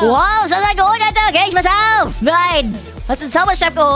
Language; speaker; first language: German; native; German